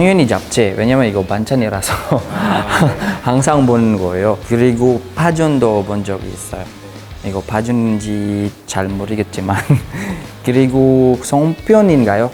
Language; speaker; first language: Korean; non-native, fluent; Filipino